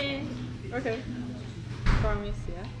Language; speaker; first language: English; non-native, learner; Korean